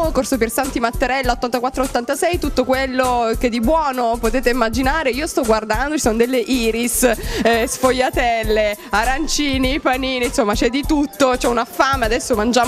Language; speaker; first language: Italian; native; Italian